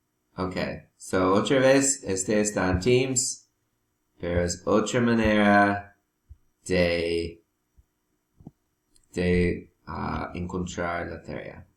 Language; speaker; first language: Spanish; non-native, learner; English